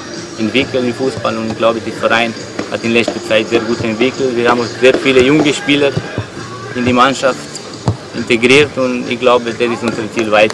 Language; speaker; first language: German; non-native, learner; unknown